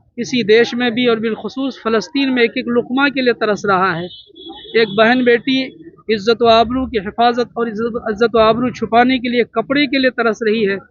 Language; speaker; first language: Urdu; native; Urdu